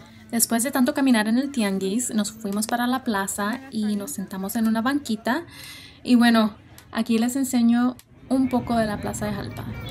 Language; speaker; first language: Spanish; early bilingual, heritage; Spanish